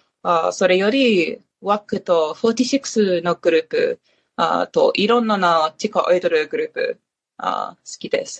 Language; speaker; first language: Japanese; non-native, learner; English